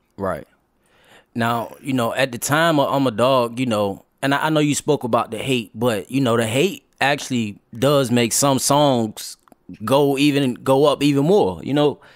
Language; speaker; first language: English; native; English